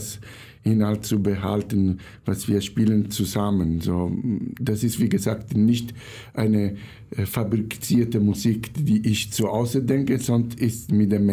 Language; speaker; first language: German; non-native, fluent; Italian